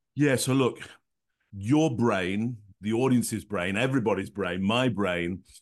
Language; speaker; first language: English; native; English